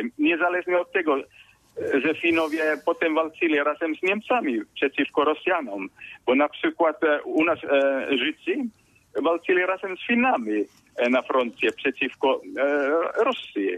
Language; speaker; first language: Polish; non-native, fluent; Finnish